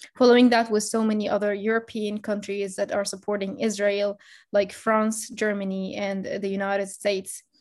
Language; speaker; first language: English; non-native, fluent; Arabic